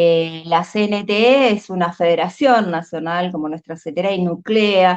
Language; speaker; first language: Spanish; native; Spanish